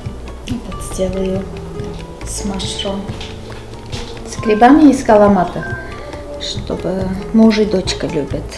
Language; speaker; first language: Russian; non-native, local second language; Armenian